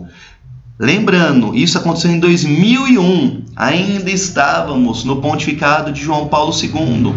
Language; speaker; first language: Portuguese; native; Portuguese